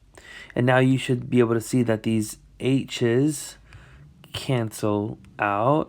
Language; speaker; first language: English; native; English